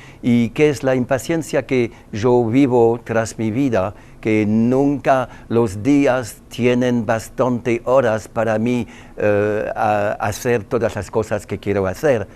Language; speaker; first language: Spanish; non-native, learner; French